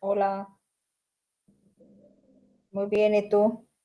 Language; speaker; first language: Spanish; non-native, learner; Bangla